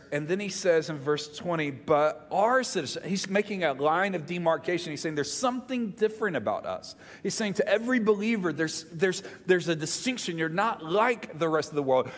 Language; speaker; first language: English; native; English